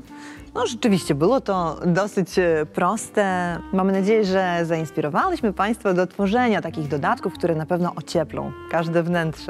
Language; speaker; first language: Polish; native; Polish